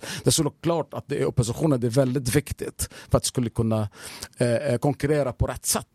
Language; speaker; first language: Swedish; non-native, fluent; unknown